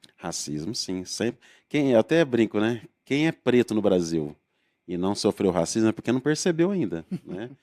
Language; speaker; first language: Portuguese; native; Portuguese